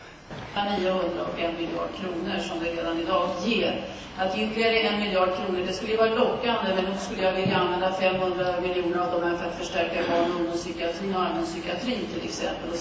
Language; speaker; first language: Swedish; native; Swedish